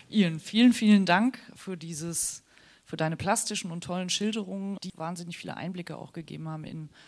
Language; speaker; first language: German; native; German